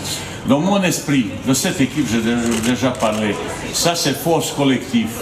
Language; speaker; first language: French; non-native, fluent; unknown